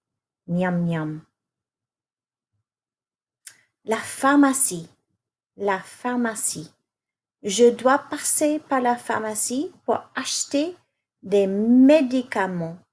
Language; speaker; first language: French; non-native, fluent; English